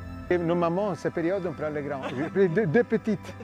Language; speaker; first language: French; non-native, fluent; Italian